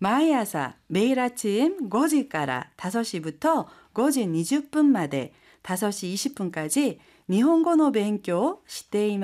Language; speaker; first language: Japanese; non-native, fluent; Korean